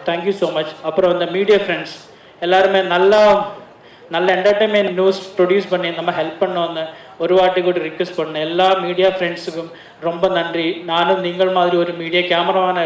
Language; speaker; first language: Tamil; non-native, learner; Malayalam